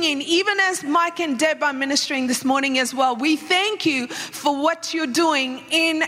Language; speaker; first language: English; non-native, local second language; Sinhala